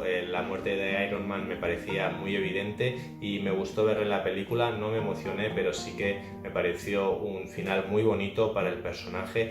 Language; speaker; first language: Spanish; native; Spanish